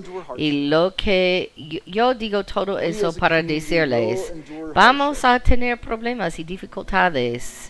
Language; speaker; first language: Spanish; non-native, fluent; English